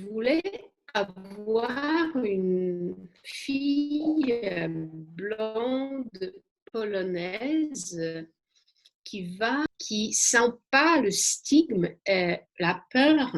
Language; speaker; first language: French; non-native, fluent; Polish